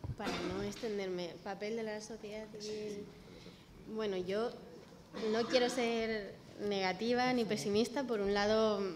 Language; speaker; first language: Spanish; native; Spanish